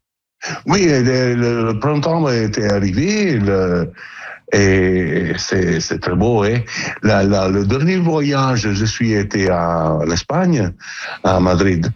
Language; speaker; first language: French; non-native, learner; Italian